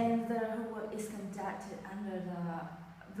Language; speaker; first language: English; non-native, fluent; Vietnamese